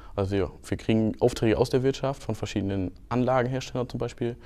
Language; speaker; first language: German; native; German